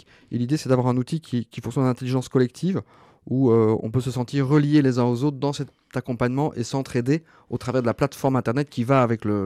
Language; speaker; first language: French; native; French